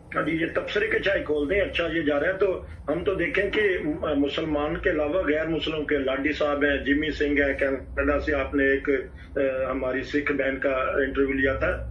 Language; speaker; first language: Urdu; non-native, local second language; Punjabi